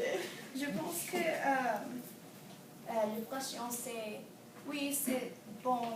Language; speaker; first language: French; non-native, learner; English